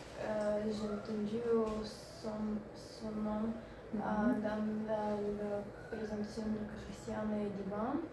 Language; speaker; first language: French; non-native, learner; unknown